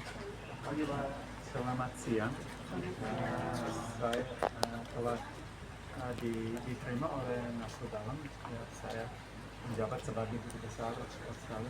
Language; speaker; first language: Indonesian; non-native, fluent; English